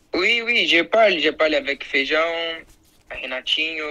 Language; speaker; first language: French; non-native, learner; Portuguese